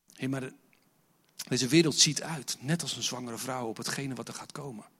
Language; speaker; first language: Dutch; non-native, fluent; English